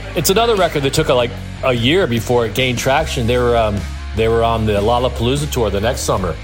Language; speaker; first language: English; native; English